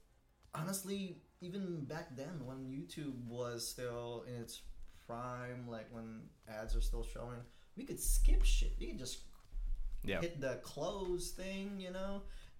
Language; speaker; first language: English; non-native, local second language; Filipino